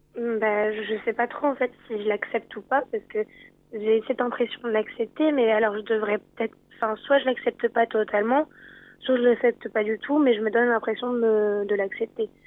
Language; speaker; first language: French; native; French